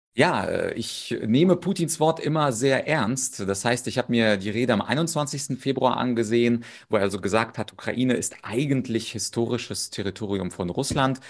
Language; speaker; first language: German; early bilingual, other home language; Russian